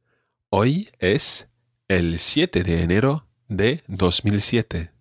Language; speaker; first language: Spanish; non-native, fluent; English